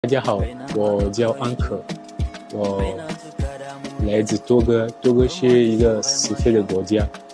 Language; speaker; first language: Chinese; non-native, learner; French